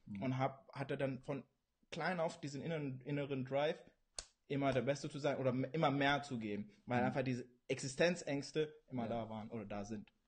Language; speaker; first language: German; early bilingual, other home language; Urdu